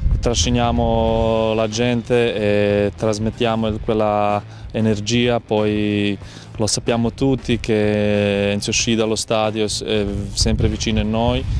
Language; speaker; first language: Italian; non-native, fluent; Croatian